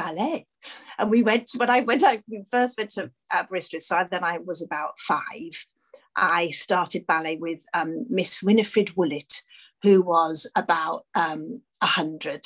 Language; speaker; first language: English; native; English